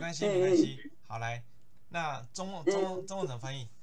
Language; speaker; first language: Chinese; native; Chinese